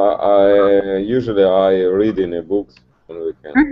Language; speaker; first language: English; non-native, learner; Russian